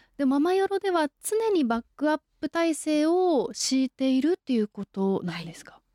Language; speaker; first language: Japanese; native; Japanese